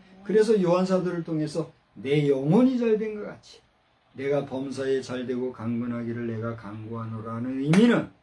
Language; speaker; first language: Korean; native; Korean